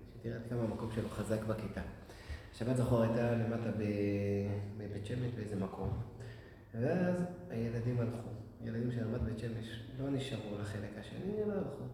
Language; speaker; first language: Hebrew; native; Hebrew